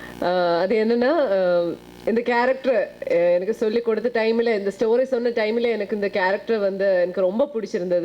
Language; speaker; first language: Tamil; non-native, fluent; Malayalam